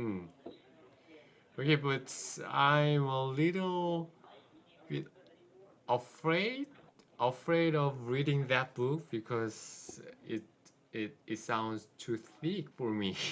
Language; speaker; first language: English; non-native, learner; Korean